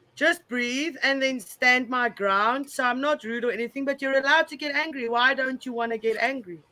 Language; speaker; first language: English; non-native, local second language; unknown